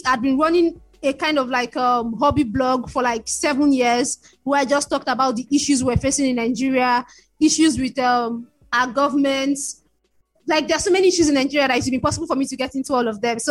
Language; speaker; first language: English; non-native, local second language; Igbo